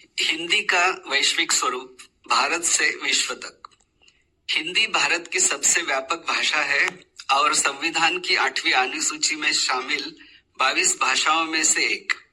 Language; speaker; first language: Hindi; non-native, local second language; Marathi